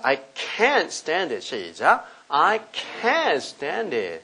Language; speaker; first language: English; non-native, fluent; Korean